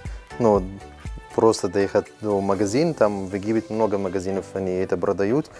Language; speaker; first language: Russian; non-native, learner; Arabic